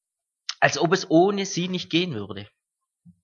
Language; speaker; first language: German; native; German